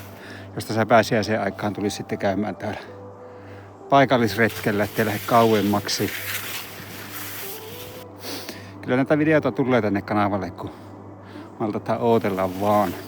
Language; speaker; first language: Finnish; native; Finnish